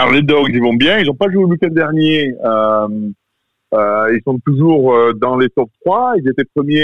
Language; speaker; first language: French; native; French